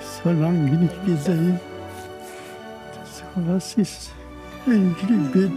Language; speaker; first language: German; non-native, fluent; Polish